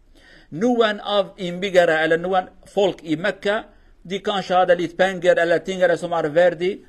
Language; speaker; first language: Swedish; non-native, learner; Kurdish